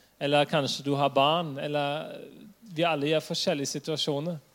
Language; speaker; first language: Norwegian; non-native, fluent; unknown